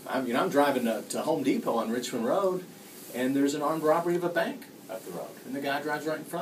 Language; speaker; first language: English; native; English